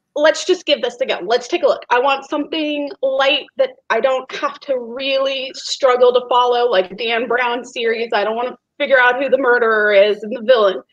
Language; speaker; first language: English; native; English